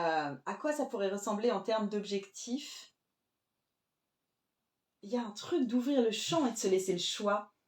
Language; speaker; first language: French; native; French